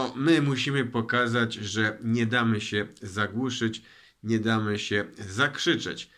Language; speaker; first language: Polish; native; Polish